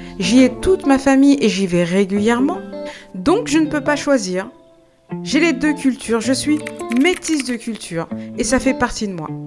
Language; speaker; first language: French; native; French